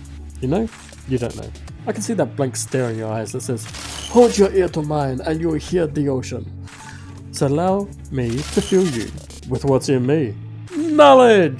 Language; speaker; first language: English; native; English